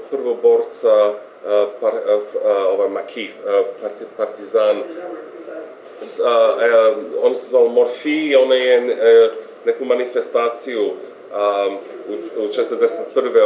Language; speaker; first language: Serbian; non-native, fluent; English